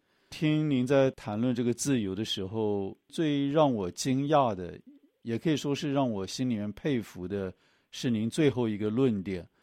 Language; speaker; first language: Chinese; native; Chinese